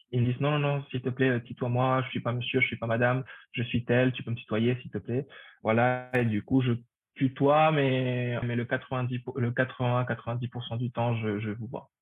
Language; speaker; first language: French; non-native, fluent; Spanish